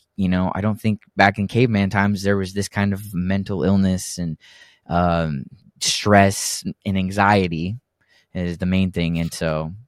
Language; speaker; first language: English; native; English